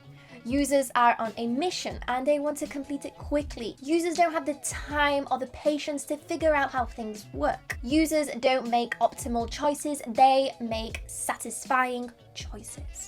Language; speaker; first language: English; non-native, fluent; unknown